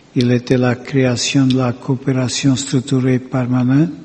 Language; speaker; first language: French; non-native, fluent; Portuguese